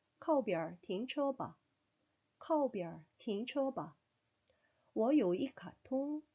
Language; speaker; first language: Chinese; non-native, fluent; Korean